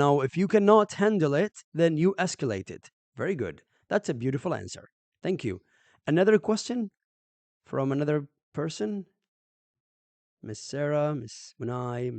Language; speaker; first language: English; non-native, fluent; Arabic